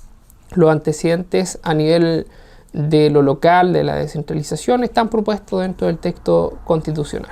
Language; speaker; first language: Spanish; native; Spanish